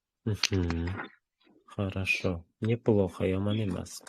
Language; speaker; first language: Russian; non-native, fluent; Uzbek